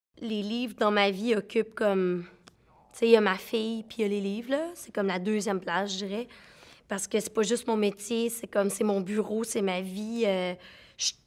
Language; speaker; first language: French; native; French